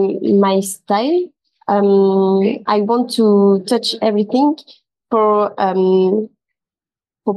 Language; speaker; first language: English; non-native, local second language; French